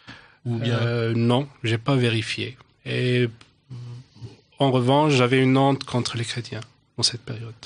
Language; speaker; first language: French; non-native, local second language; Arabic